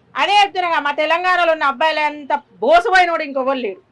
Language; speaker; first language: Telugu; native; Telugu